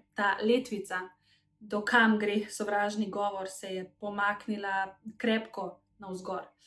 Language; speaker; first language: Slovenian; early bilingual, other home language; Macedonian